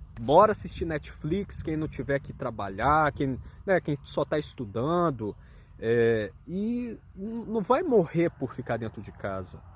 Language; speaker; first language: Portuguese; native; Portuguese